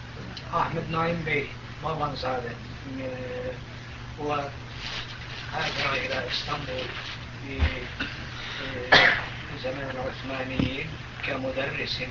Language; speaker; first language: Arabic; non-native, fluent; Turkish